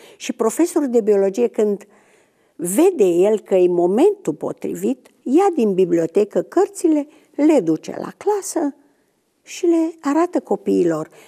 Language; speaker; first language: Romanian; native; Romanian